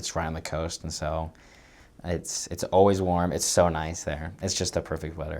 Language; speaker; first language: English; native; English